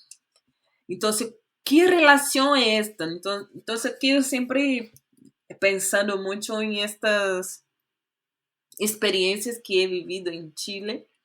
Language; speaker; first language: Spanish; non-native, fluent; Portuguese